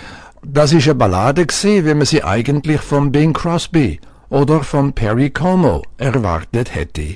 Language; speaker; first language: German; native; German